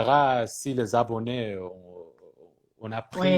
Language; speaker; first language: French; non-native, fluent; Persian